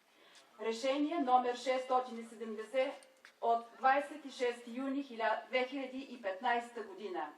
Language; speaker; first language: Bulgarian; native; Bulgarian